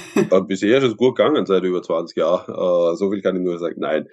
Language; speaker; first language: German; native; German